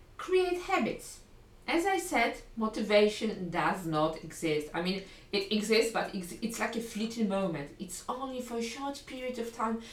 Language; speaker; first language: English; non-native, fluent; Polish